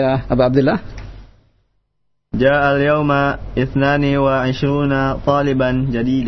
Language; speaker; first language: Arabic; non-native, learner; Indonesian